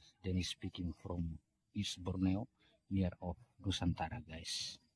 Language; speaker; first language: English; non-native, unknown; Indonesian